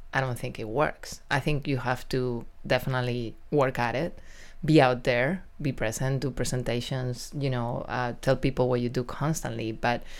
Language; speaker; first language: English; non-native, fluent; Spanish